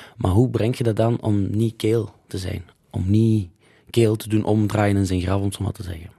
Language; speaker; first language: Dutch; native; Dutch